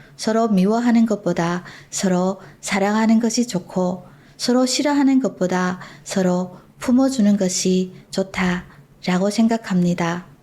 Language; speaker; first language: Korean; early bilingual, heritage; Korean